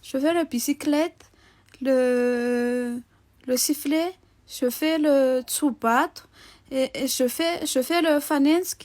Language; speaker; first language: French; non-native, local second language; Malagasy